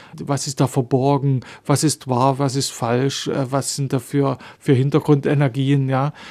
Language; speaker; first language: German; native; German